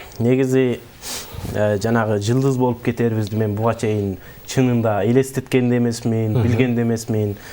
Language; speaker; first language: Kyrgyz; early bilingual, heritage; Kyrgyz